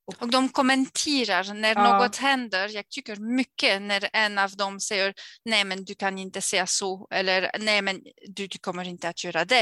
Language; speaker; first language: Swedish; non-native, fluent; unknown